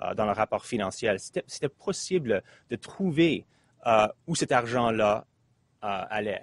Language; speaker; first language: French; non-native, fluent; English